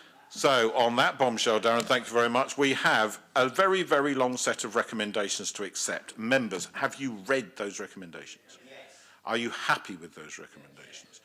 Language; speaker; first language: English; native; English